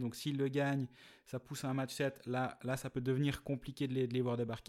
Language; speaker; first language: French; native; French